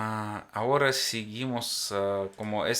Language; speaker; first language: Spanish; non-native, fluent; Ukrainian